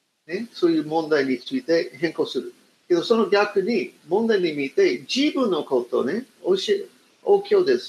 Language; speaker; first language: Japanese; non-native, fluent; English